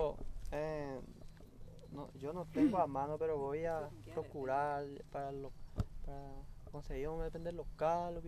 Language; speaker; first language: Spanish; non-native, local second language; Guarani